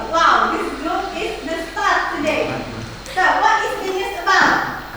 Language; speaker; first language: English; non-native, learner; Indonesian